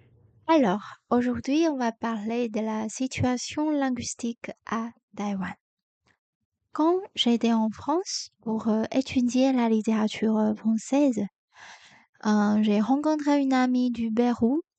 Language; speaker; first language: French; non-native, fluent; Chinese